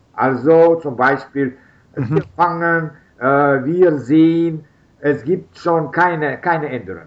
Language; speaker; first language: German; non-native, learner; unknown